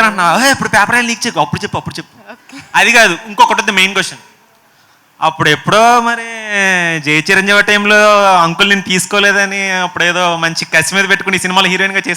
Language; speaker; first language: Telugu; native; Telugu